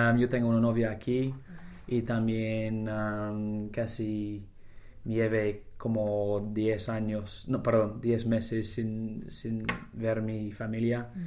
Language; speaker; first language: Spanish; non-native, fluent; English